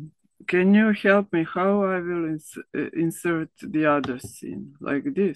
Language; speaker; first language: English; non-native, learner; Serbian